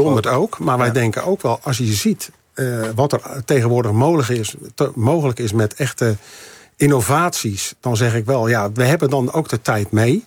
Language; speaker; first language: Dutch; native; Dutch